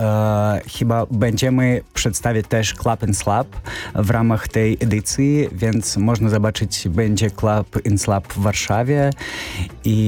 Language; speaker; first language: Polish; non-native, learner; Belarusian